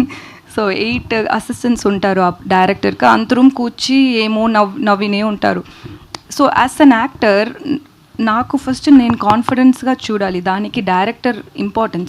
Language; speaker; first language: Telugu; non-native, learner; Tamil